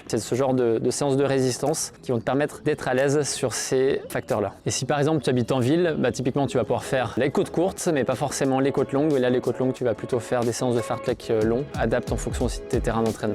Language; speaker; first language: French; native; French